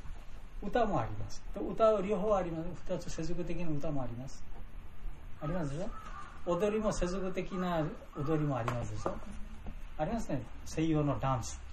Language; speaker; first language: Japanese; non-native, learner; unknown